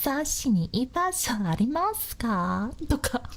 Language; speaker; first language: Japanese; non-native, learner; English